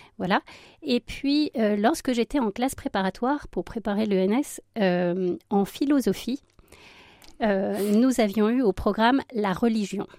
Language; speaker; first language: French; early bilingual, other home language; Spanish